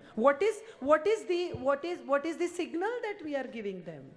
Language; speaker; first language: English; non-native, local second language; Gujarati